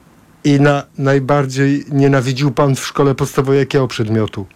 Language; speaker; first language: Polish; native; Polish